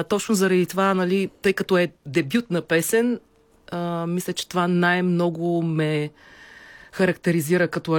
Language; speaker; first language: Bulgarian; native; Bulgarian